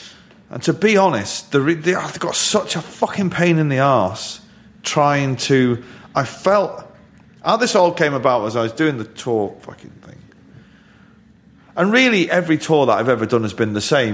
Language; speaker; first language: English; native; English